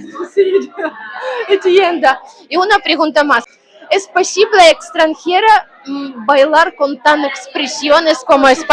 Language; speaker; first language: Spanish; non-native, fluent; Ukrainian